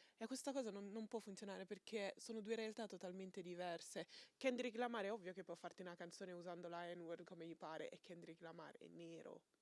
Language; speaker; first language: Italian; early bilingual, other home language; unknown